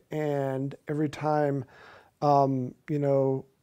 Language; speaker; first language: English; native; English